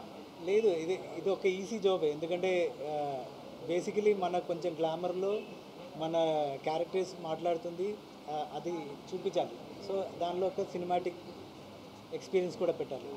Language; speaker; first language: Telugu; non-native, fluent; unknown